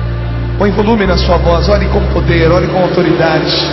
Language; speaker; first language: Portuguese; native; Portuguese